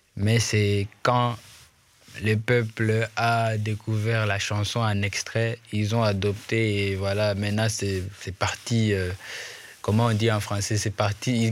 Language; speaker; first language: French; non-native, local second language; Swahili